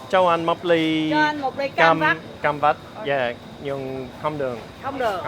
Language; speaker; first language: Vietnamese; non-native, learner; English